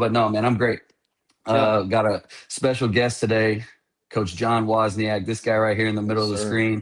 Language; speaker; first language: English; native; English